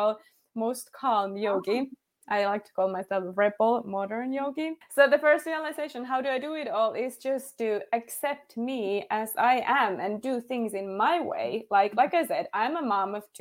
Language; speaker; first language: English; non-native, fluent; Finnish